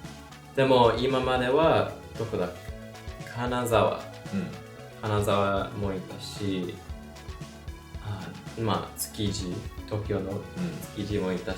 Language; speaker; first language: Japanese; non-native, learner; English